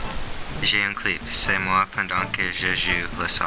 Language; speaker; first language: French; non-native, learner; English